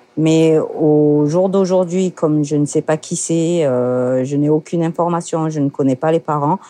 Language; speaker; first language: French; native; French